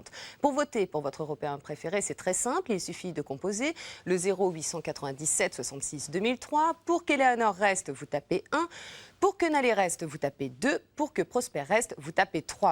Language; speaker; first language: French; native; French